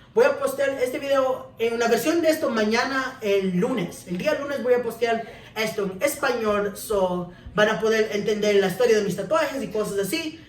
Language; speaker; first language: Spanish; early bilingual, other home language; English